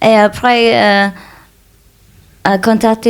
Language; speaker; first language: French; non-native, fluent; Vietnamese